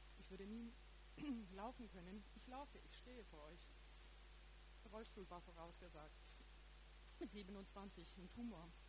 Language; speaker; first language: German; non-native, fluent; Croatian